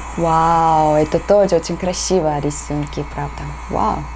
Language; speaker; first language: Russian; non-native, learner; Korean